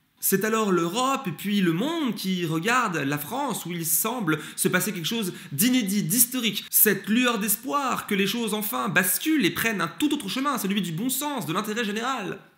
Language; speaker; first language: French; early bilingual, other home language; Turkish